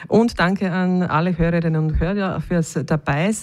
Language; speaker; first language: German; native; German